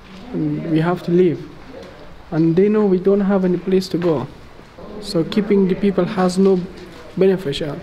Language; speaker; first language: English; non-native, learner; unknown